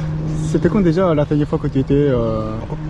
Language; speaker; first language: French; non-native, learner; Korean